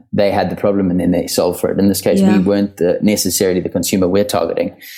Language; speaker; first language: English; native; English